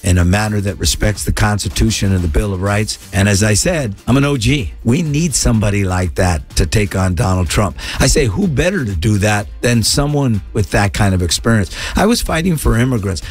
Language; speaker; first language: Spanish; non-native, fluent; English